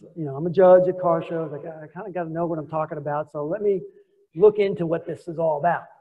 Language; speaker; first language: English; native; English